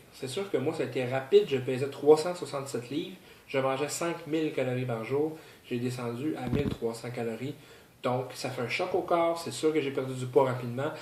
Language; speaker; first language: French; native; French